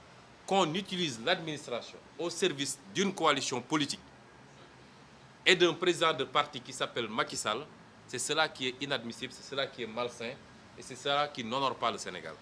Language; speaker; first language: French; non-native, local second language; Wolof